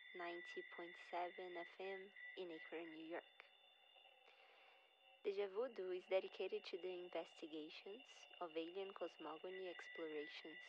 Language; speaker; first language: English; non-native, fluent; Portuguese